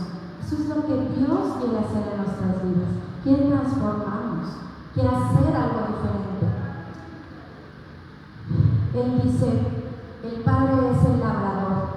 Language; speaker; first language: Spanish; native; Spanish